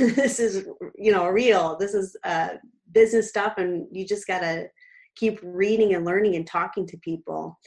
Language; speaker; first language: English; native; English